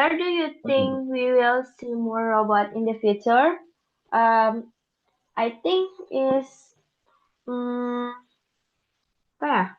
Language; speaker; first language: English; non-native, learner; Indonesian